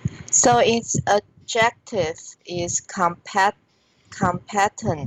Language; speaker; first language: English; non-native, learner; Chinese